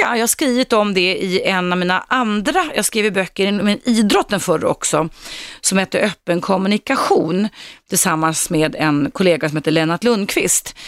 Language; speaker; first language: Swedish; native; Swedish